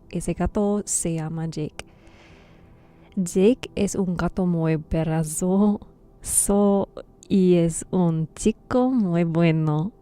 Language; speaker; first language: Spanish; non-native, learner; English